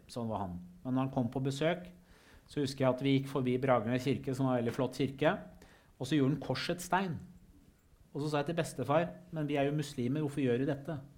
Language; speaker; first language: Norwegian; early bilingual, other home language; Persian